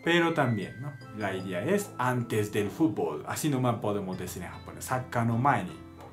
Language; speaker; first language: Spanish; non-native, learner; Japanese